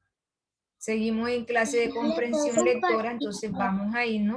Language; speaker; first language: Spanish; native; Spanish